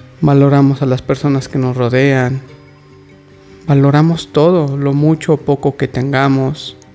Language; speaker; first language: Spanish; native; Spanish